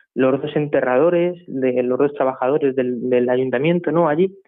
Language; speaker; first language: Spanish; native; Spanish